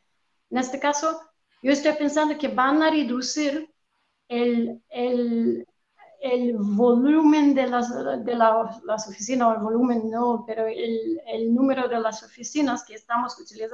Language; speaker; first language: Spanish; non-native, fluent; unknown